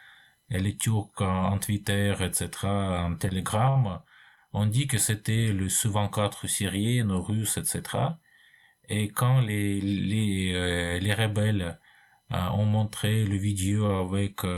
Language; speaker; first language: French; non-native, fluent; Russian